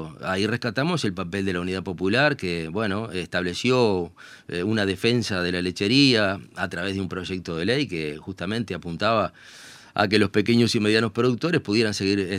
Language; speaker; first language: Spanish; native; Spanish